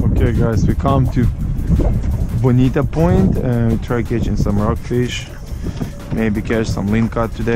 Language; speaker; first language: English; non-native, learner; Russian